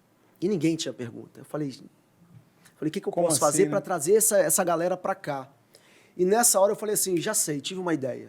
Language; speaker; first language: Portuguese; native; Portuguese